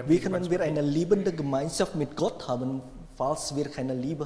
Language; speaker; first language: German; non-native, fluent; Indonesian